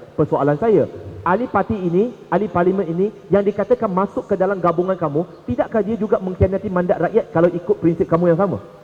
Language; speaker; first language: Malay; non-native, local second language; Chinese